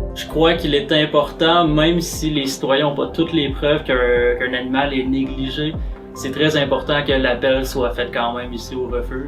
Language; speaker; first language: French; native; French